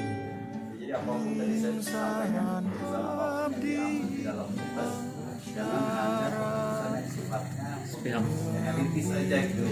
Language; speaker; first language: Indonesian; native; Indonesian